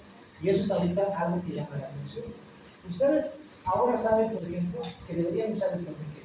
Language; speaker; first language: Spanish; native; Spanish